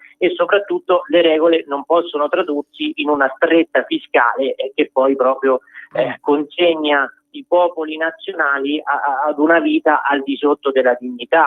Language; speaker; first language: Italian; native; Italian